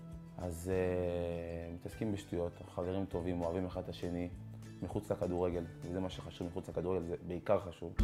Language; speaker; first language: Hebrew; native; Hebrew